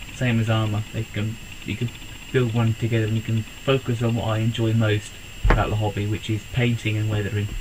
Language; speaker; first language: English; native; English